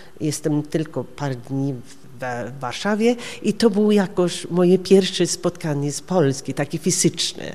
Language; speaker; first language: Polish; non-native, learner; Norwegian